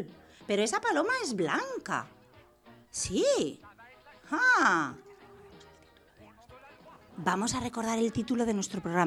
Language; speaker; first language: Spanish; native; Spanish